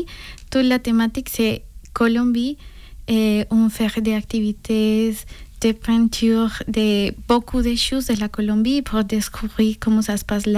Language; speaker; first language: French; non-native, learner; Spanish